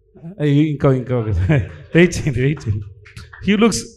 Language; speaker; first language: Telugu; non-native, learner; Tamil